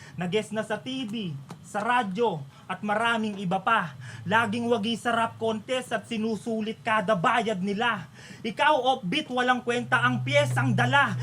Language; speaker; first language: Filipino; non-native, local second language; Pampanga